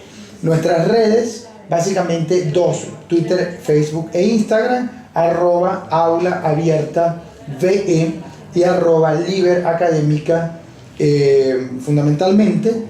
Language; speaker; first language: Spanish; native; Spanish